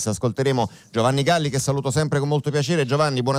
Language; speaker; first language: Italian; native; Italian